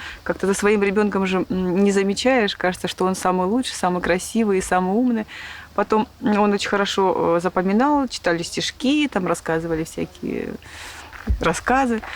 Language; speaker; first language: Russian; native; Russian